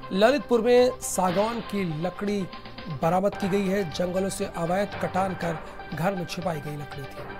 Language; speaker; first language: Hindi; native; Hindi